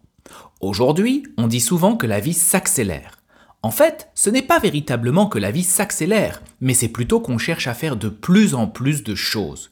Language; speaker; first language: French; native; French